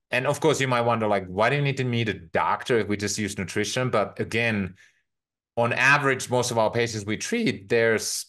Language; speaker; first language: English; non-native, fluent; Finnish